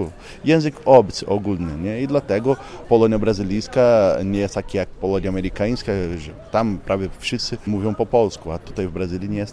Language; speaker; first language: Polish; non-native, learner; Portuguese